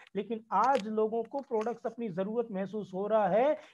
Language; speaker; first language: Hindi; native; Hindi